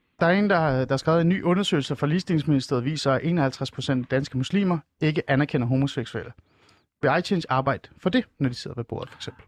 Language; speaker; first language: Danish; early bilingual, other home language; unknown